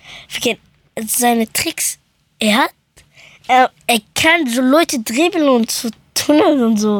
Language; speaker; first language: German; early bilingual, other home language; Persian